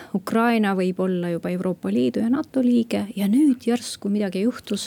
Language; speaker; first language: Estonian; non-native, local second language; Russian